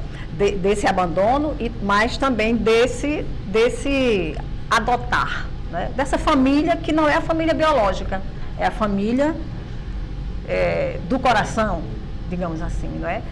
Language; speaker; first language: Portuguese; native; Portuguese